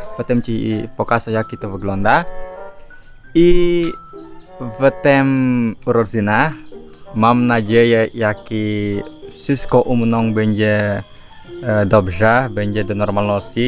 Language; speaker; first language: Polish; non-native, learner; Indonesian